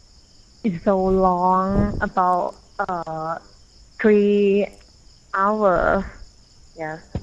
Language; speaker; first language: English; non-native, learner; Thai